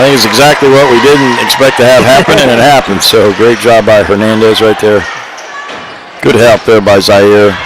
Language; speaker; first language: English; native; English